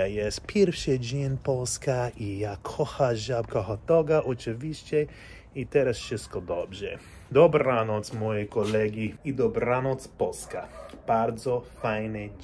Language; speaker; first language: Polish; non-native, learner; English